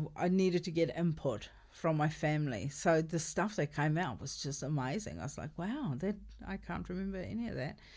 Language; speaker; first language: English; non-native, local second language; Afrikaans